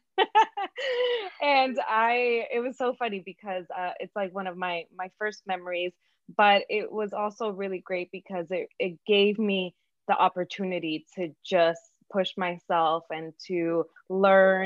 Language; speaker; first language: English; early bilingual, other home language; Spanish